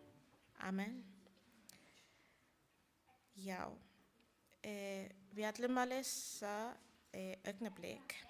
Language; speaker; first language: Icelandic; non-native, learner; Spanish